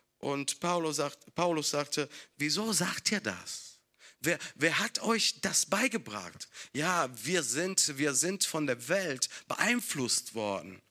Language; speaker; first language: German; non-native, fluent; Italian